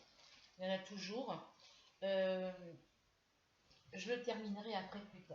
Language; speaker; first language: French; native; French